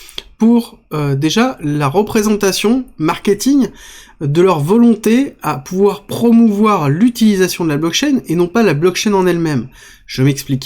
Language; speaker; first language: French; native; French